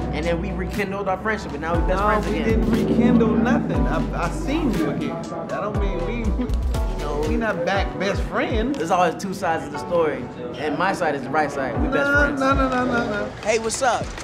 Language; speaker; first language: English; native; English